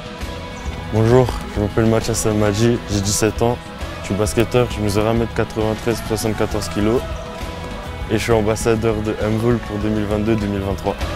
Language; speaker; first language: French; early bilingual, heritage; French